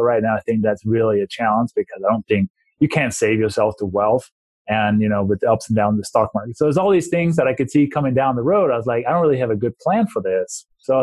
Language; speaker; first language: English; non-native, fluent; Danish